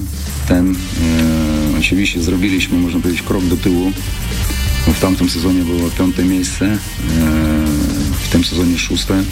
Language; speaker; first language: Polish; non-native, fluent; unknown